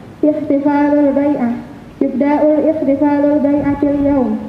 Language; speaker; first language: Arabic; non-native, learner; Indonesian